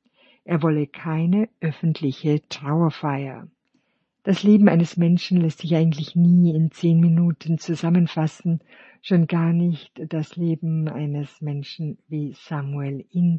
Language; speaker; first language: German; native; German